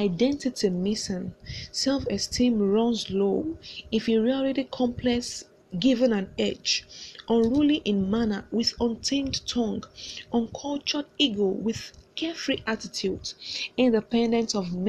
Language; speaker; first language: English; non-native, local second language; Yoruba